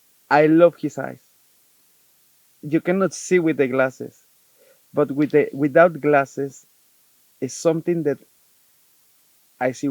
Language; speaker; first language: English; non-native, learner; Spanish